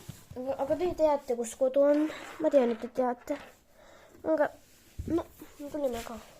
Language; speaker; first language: Estonian; non-native, local second language; Russian